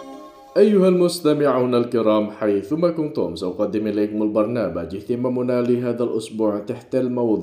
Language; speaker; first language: Arabic; non-native, fluent; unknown